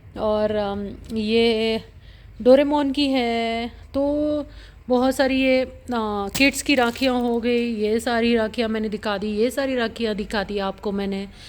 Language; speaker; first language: Hindi; non-native, local second language; Marathi